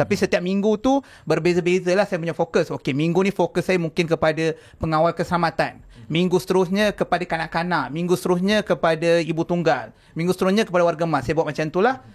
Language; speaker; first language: Malay; non-native, local second language; Tamil